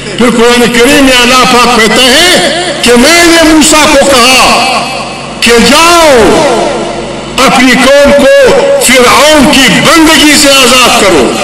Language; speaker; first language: Urdu; non-native, local second language; Pashto